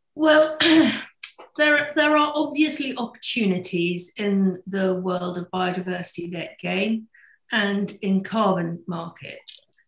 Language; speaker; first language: English; native; English